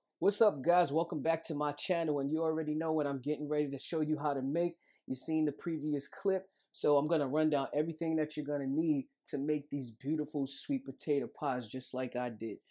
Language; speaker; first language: English; native; English